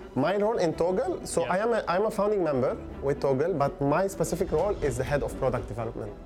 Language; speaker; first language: English; non-native, fluent; Arabic